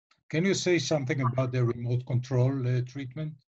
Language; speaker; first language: English; non-native, fluent; Hebrew